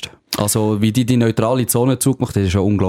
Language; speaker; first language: German; native; German